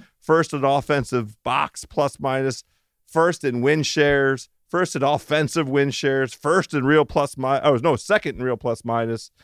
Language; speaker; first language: English; native; English